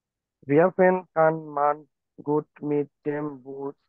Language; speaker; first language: German; non-native, learner; Bangla